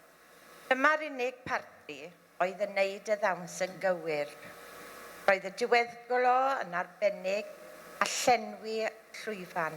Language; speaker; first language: Welsh; native; Welsh